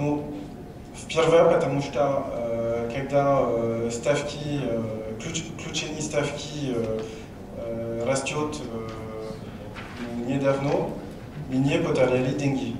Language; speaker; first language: Russian; non-native, learner; French